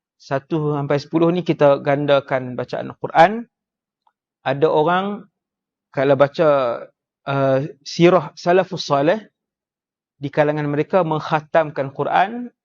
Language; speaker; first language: Malay; native; Malay